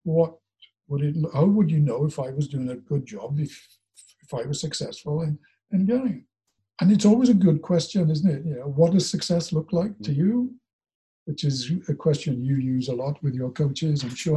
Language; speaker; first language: English; native; English